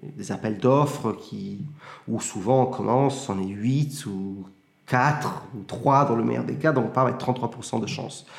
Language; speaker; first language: French; early bilingual, heritage; French